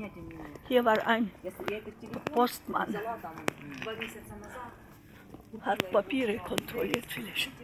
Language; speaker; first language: German; non-native, learner; Russian